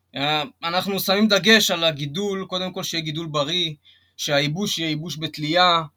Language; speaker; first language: Hebrew; native; Hebrew